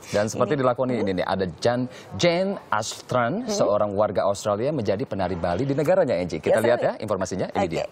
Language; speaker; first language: Indonesian; native; Indonesian